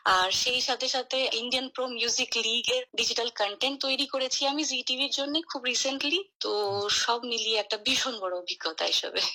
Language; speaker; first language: Bangla; native; Bangla